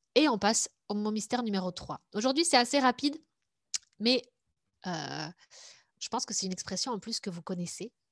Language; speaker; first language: French; native; French